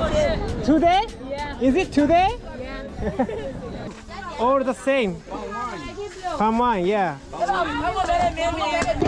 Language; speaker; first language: English; non-native, learner; Japanese